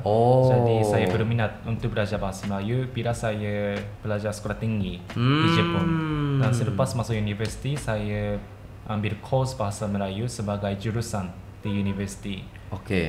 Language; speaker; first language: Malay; non-native, fluent; Japanese